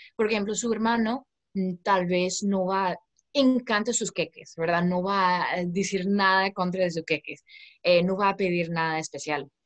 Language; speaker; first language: Spanish; non-native, fluent; English